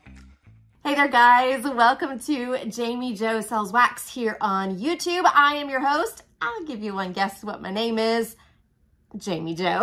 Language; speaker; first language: English; native; English